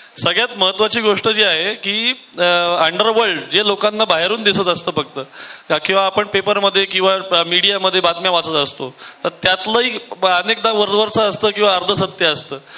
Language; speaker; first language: Marathi; native; Marathi